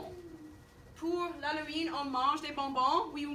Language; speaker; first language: French; non-native, fluent; English